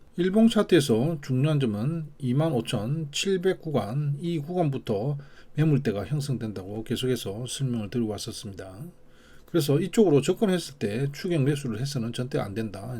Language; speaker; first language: Korean; native; Korean